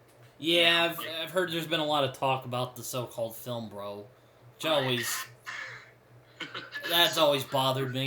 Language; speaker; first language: English; native; English